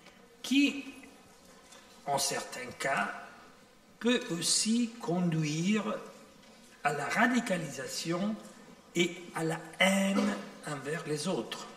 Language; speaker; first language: French; non-native, fluent; Italian